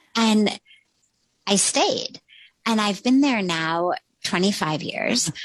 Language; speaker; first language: English; native; English